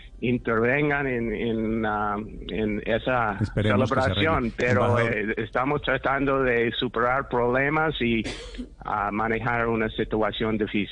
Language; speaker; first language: Spanish; non-native, fluent; English